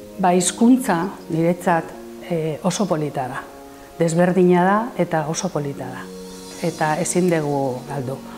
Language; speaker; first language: Basque; early bilingual, other home language; Spanish